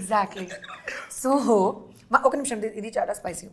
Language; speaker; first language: Telugu; non-native, local second language; Hindi